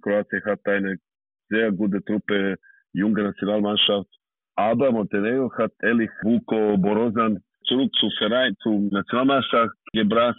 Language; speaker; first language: German; non-native, fluent; Serbian